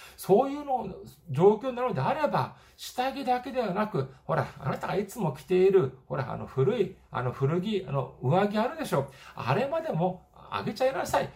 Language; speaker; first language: Japanese; non-native, fluent; Korean